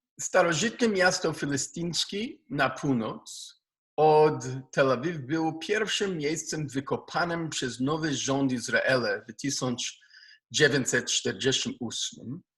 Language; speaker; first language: Polish; non-native, learner; Hebrew